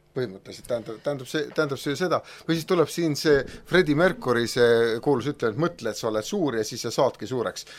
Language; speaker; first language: Estonian; native; Estonian